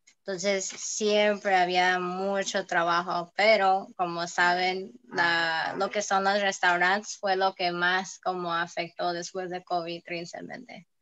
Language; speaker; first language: Spanish; early bilingual, heritage; English